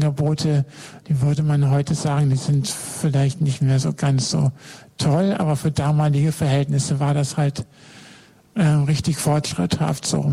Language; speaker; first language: German; native; German